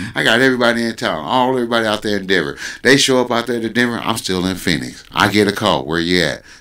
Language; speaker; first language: English; native; English